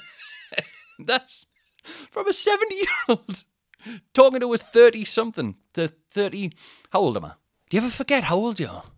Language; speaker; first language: English; native; English